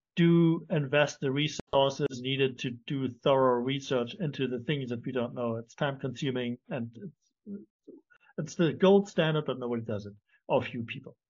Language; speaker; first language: English; non-native, fluent; German